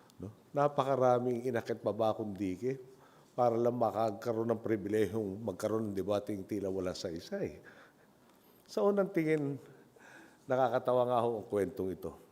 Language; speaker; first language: Filipino; native; Filipino